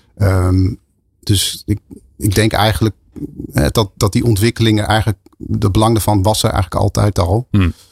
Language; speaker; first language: Dutch; native; Dutch